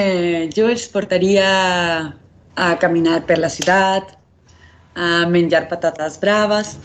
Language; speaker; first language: Catalan; non-native, fluent; Spanish